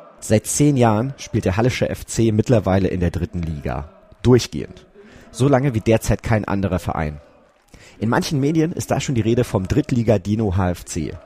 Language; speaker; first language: German; native; German